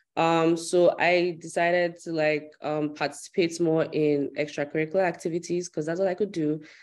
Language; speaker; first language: English; non-native, local second language; Yoruba